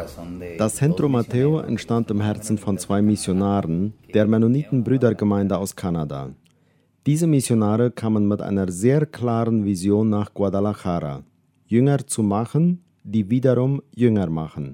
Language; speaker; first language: German; non-native, fluent; Spanish